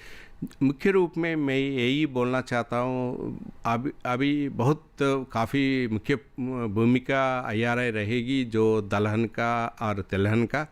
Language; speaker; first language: Hindi; non-native, local second language; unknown